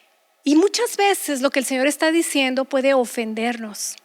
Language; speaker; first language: Spanish; native; Spanish